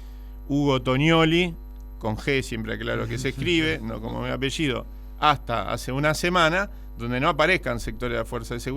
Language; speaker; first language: Spanish; native; Spanish